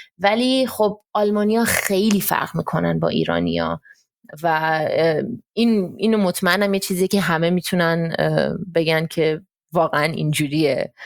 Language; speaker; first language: Persian; early bilingual, heritage; Persian